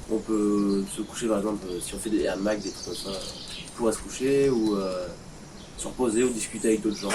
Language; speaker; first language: French; native; French